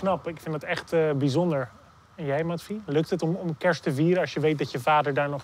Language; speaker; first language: Dutch; native; Dutch